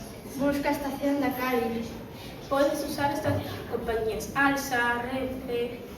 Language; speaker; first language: Galician; non-native, local second language; Spanish